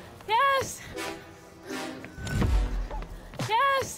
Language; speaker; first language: English; non-native, local second language; Filipino